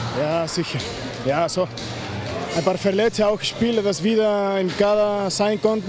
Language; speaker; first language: German; non-native, learner; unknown